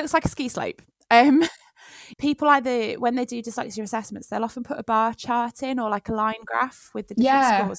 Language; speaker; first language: English; native; English